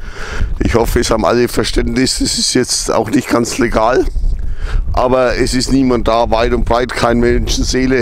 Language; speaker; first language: German; native; German